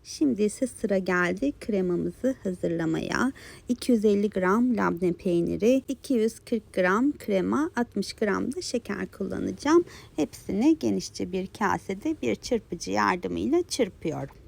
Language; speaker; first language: Turkish; native; Turkish